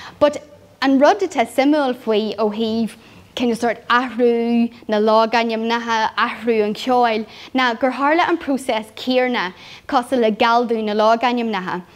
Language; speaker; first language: Irish; non-native, local second language; English